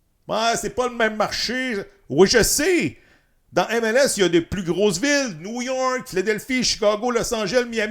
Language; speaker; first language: French; native; French